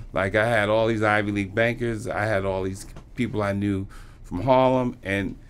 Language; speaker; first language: English; native; English